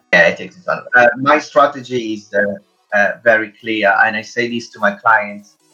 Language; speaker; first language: English; non-native, fluent; Italian